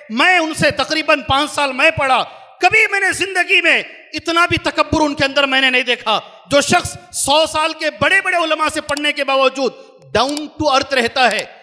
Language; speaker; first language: Hindi; non-native, local second language; Urdu